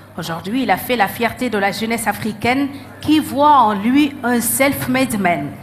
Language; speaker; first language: French; non-native, local second language; Wolof